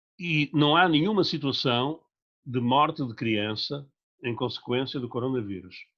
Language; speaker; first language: Portuguese; native; Portuguese